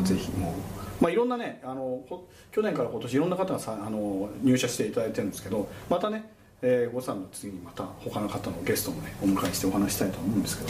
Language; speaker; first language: Japanese; native; Japanese